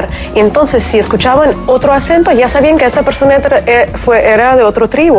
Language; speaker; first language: Spanish; non-native, fluent; Russian